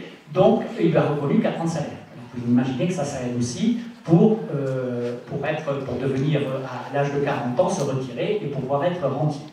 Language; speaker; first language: French; native; French